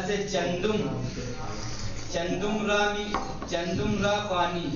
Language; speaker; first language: Persian; non-native, learner; Urdu